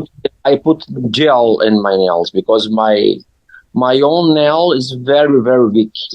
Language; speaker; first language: English; non-native, learner; Portuguese